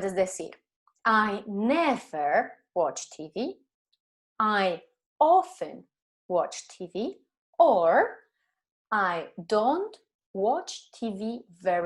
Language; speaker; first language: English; non-native, fluent; Spanish